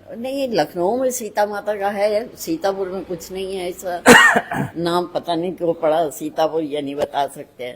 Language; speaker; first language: Hindi; native; Hindi